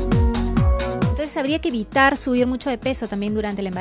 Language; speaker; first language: Spanish; native; Spanish